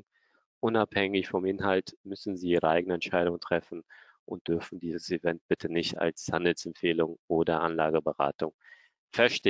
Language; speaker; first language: German; native; German